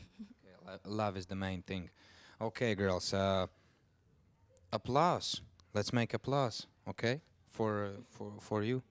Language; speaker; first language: English; non-native, learner; Latvian